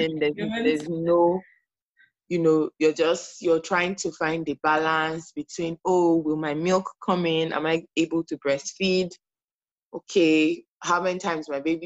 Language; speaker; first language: English; non-native, local second language; Yoruba